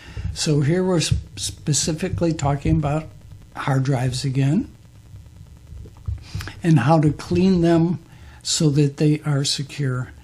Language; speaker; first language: English; native; English